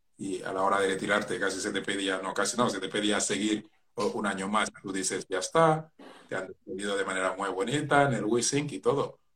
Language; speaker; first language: Spanish; non-native, fluent; Wolof